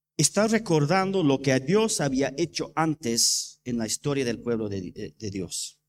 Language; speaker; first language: Spanish; non-native, fluent; English